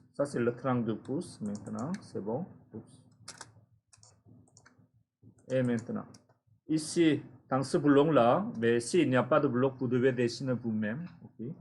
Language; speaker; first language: French; non-native, fluent; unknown